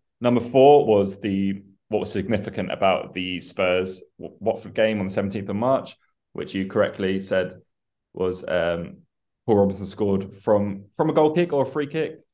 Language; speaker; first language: English; early bilingual, other home language; Persian